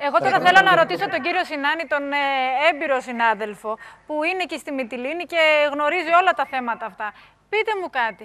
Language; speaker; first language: Greek; native; Greek